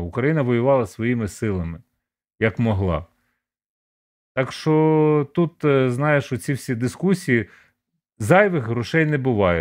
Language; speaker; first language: Ukrainian; native; Ukrainian